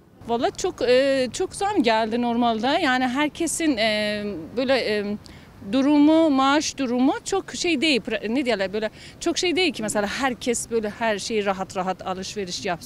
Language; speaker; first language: Turkish; non-native, learner; Azerbaijani